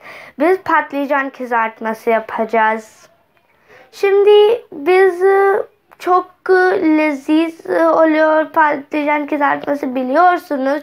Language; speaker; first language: Turkish; non-native, fluent; Urdu